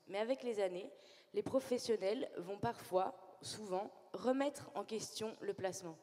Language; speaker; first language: French; native; French